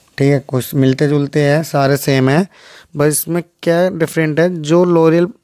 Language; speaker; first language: Hindi; native; Hindi